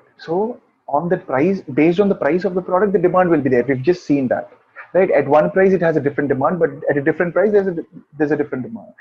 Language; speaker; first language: English; non-native, local second language; Hindi